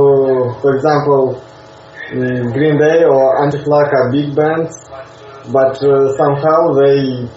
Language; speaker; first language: English; non-native, learner; Russian